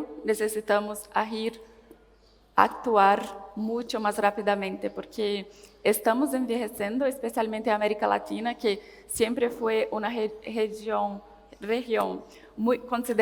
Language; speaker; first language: Spanish; non-native, learner; Portuguese